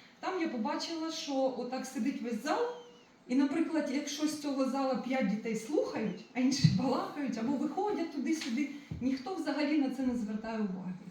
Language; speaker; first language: Ukrainian; non-native, local second language; Russian